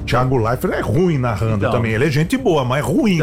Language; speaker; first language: Portuguese; native; Portuguese